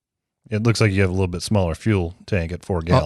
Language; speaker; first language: English; native; English